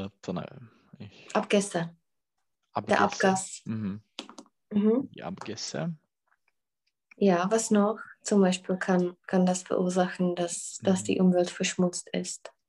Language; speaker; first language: German; non-native, fluent; Czech